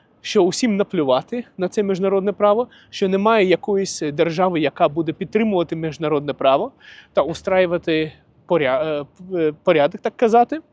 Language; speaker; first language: Ukrainian; non-native, local second language; Russian